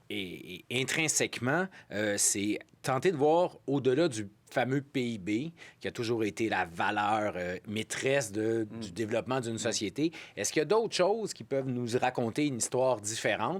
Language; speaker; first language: French; native; French